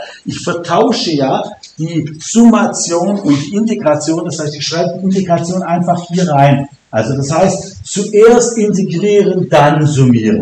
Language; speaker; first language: German; native; German